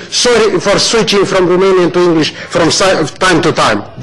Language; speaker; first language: English; non-native, fluent; Romanian